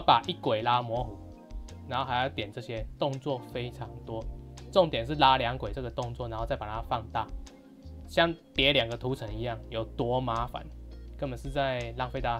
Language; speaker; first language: Chinese; native; Chinese